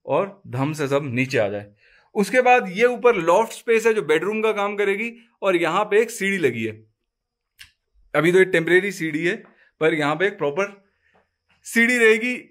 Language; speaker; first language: Hindi; native; Hindi